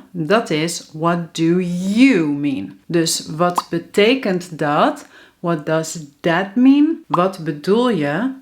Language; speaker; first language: Dutch; native; Dutch